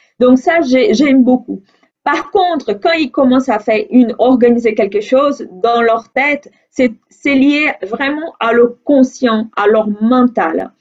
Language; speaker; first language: French; non-native, fluent; Portuguese